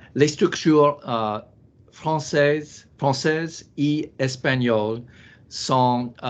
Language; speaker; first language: French; non-native, learner; English